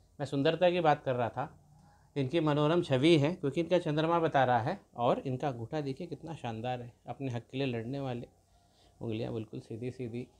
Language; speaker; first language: Hindi; native; Hindi